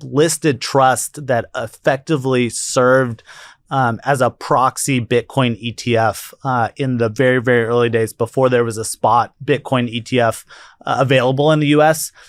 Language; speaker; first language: English; native; English